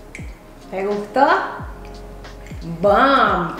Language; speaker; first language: Spanish; native; Spanish